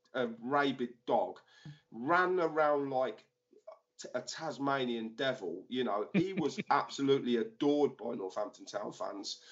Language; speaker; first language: English; native; English